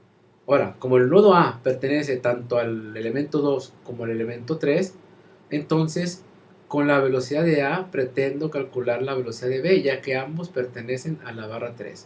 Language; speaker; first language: Spanish; native; Spanish